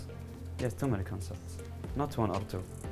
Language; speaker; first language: English; non-native, learner; Arabic